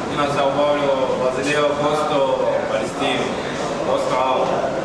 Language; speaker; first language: Portuguese; non-native, learner; Arabic